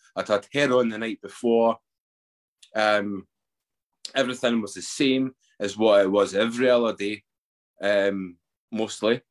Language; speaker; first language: English; native; English